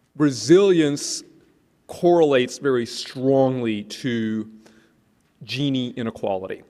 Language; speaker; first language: English; native; English